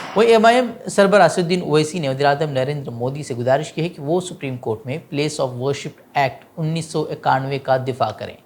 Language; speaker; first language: Urdu; non-native, local second language; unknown